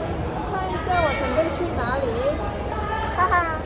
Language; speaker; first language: Chinese; non-native, local second language; Cantonese